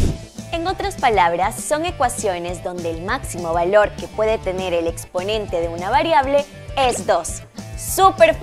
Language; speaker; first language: Spanish; native; Spanish